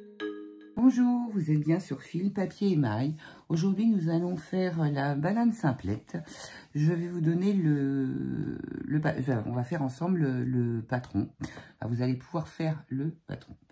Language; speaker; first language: French; native; French